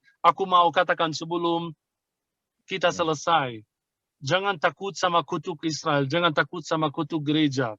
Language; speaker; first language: Indonesian; non-native, fluent; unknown